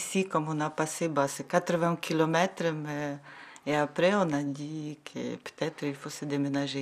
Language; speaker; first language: French; non-native, learner; Ukrainian